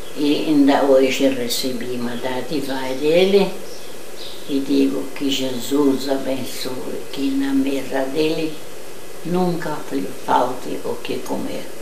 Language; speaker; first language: Portuguese; early bilingual, other home language; German